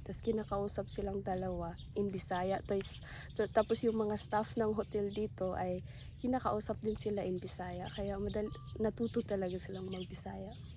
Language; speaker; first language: Filipino; non-native, local second language; Cebuano